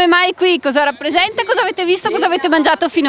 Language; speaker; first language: Italian; native; Italian